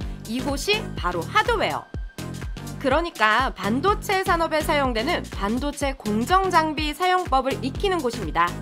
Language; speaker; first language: Korean; native; Korean